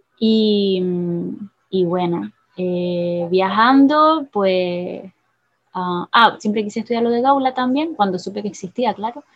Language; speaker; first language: Spanish; native; Spanish